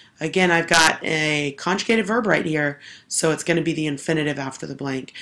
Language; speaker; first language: English; native; English